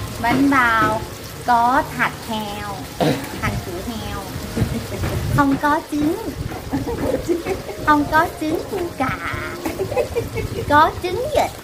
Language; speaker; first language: Vietnamese; non-native, learner; Thai